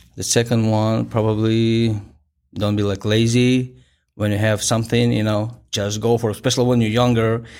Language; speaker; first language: English; non-native, fluent; Ukrainian